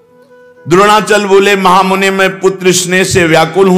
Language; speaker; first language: Hindi; native; Hindi